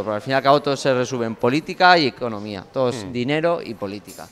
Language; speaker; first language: Spanish; native; Spanish